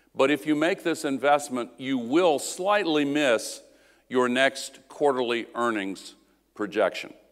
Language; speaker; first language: English; native; English